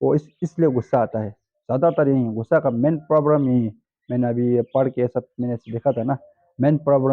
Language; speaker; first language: Hindi; non-native, fluent; Tibetan